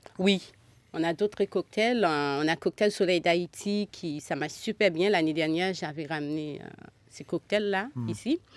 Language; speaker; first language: French; non-native, local second language; Haitian Creole